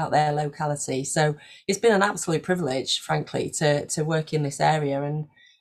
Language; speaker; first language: English; native; English